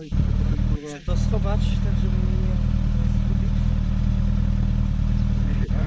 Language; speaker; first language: Polish; native; Polish